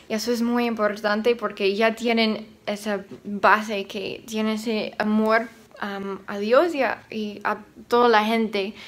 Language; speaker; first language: Spanish; non-native, fluent; English